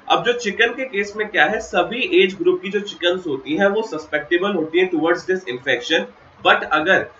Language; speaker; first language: Hindi; native; Hindi